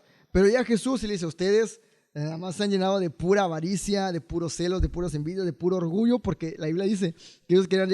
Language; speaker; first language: Spanish; native; Spanish